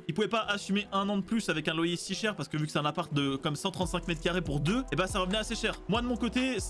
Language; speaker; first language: French; native; French